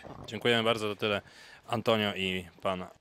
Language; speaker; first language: Polish; native; Polish